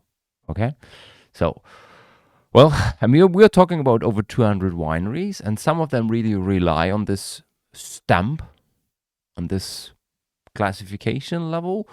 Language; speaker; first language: English; non-native, fluent; German